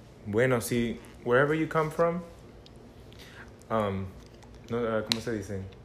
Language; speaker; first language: Spanish; early bilingual, heritage; Spanish